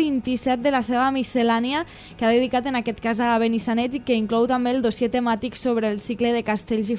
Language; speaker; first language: Catalan; native; Catalan